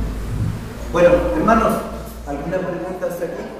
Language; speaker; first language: Spanish; native; Spanish